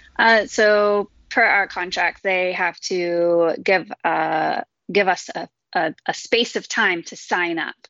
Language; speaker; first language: English; native; English